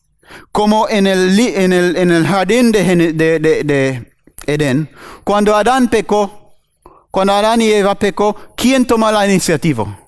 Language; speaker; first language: Spanish; non-native, fluent; English